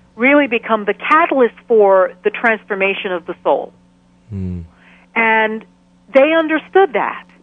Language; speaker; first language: English; native; English